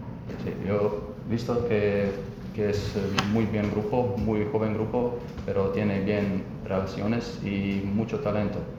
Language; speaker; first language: Spanish; non-native, learner; Croatian